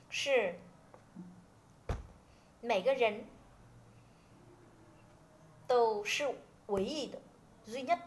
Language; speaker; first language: Chinese; non-native, fluent; Vietnamese